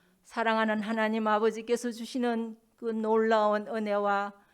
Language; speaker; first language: Korean; native; Korean